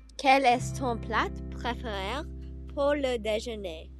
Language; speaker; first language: French; non-native, learner; English